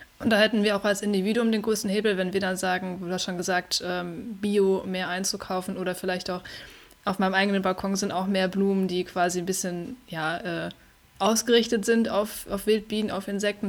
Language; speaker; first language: German; native; German